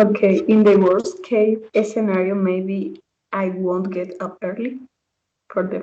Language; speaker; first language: English; non-native, learner; Spanish